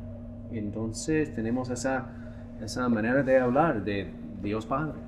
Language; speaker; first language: Spanish; non-native, fluent; English